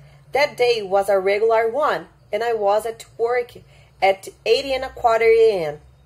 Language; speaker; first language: English; non-native, fluent; Portuguese